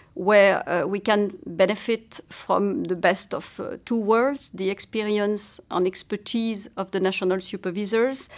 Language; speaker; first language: English; non-native, fluent; French